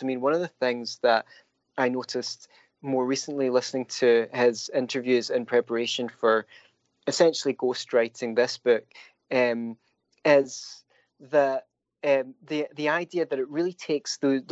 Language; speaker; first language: English; native; English